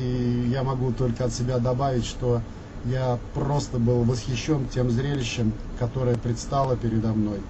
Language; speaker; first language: Russian; native; Russian